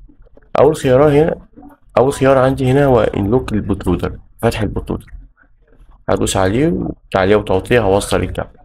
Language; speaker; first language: Arabic; native; Arabic